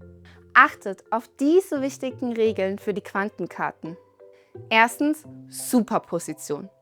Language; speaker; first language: German; native; German